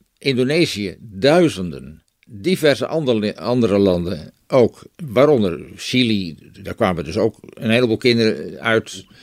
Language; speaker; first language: Dutch; native; Dutch